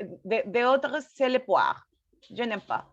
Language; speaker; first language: French; non-native, learner; Spanish